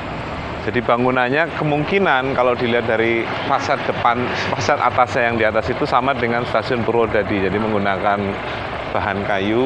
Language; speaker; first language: Indonesian; native; Indonesian